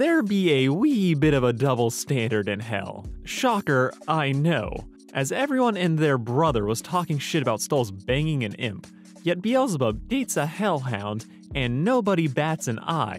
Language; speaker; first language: English; native; English